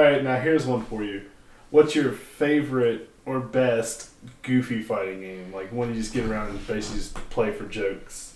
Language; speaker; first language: English; native; English